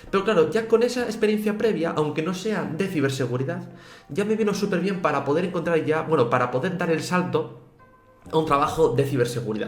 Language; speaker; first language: Spanish; native; Spanish